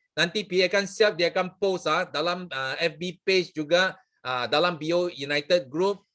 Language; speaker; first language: Malay; non-native, local second language; Chinese